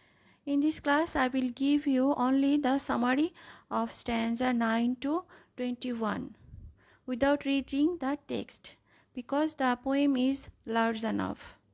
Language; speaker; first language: English; non-native, local second language; Bangla